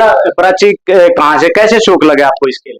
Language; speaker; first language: Hindi; native; Hindi